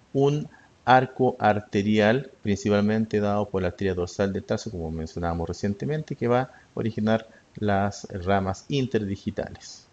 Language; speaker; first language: Spanish; native; Spanish